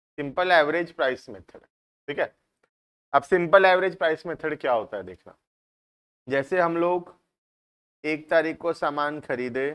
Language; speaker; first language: Hindi; native; Hindi